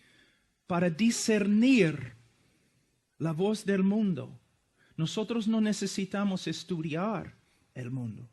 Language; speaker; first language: Spanish; non-native, fluent; English